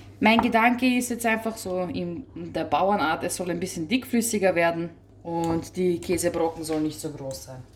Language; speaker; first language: German; early bilingual, other home language; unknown